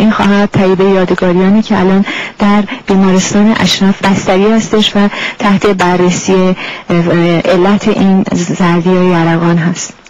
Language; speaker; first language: Persian; native; Persian